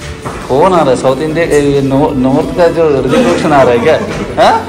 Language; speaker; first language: Hindi; non-native, local second language; Malayalam